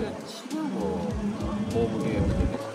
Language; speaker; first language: Japanese; native; Japanese